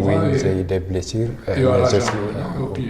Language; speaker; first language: French; non-native, local second language; Fula